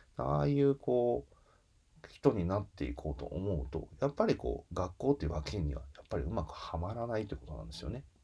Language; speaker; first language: Japanese; native; Japanese